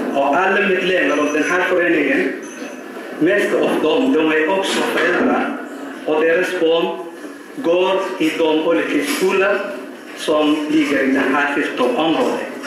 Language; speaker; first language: Swedish; non-native, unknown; Somali